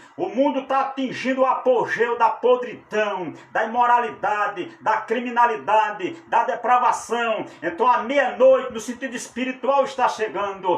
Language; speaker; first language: Portuguese; native; Portuguese